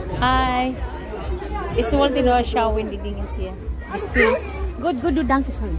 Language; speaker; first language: German; non-native, learner; Filipino